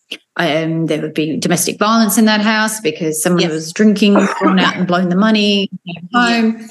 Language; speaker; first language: English; native; English